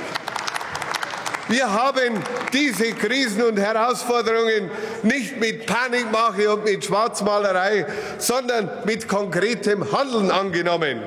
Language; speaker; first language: German; native; German